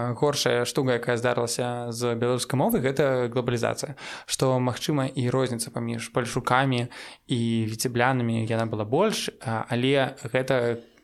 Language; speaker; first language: Belarusian; non-native, local second language; Russian